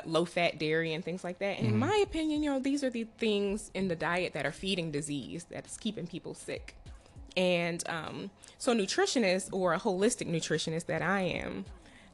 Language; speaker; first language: English; native; English